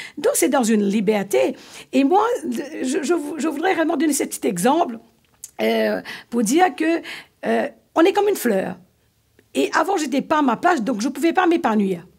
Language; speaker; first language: French; non-native, local second language; Morisyen